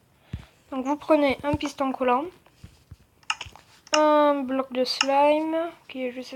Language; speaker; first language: French; native; French